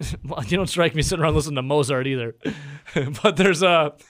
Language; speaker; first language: English; native; English